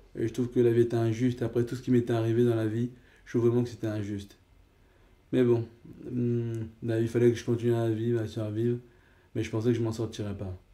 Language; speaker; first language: French; early bilingual, other home language; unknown